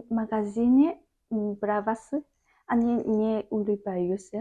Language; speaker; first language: Russian; non-native, learner; Vietnamese